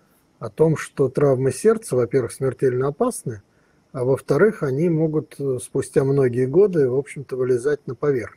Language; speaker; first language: Russian; native; Russian